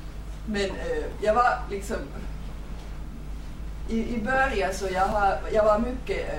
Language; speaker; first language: Swedish; non-native, fluent; Finnish